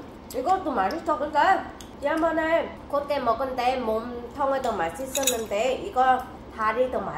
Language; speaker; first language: Korean; non-native, learner; Vietnamese